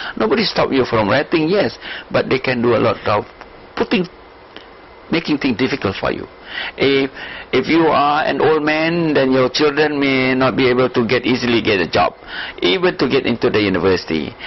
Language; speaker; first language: English; non-native, local second language; Malay